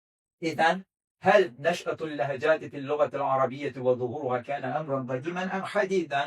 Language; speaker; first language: Arabic; non-native, fluent; Azerbaijani